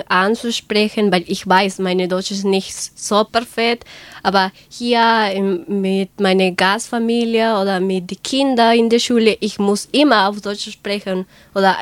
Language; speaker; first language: German; non-native, learner; Spanish